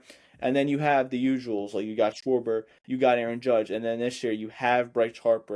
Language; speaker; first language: English; native; English